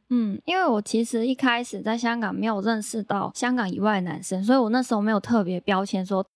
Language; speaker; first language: Chinese; non-native, local second language; Cantonese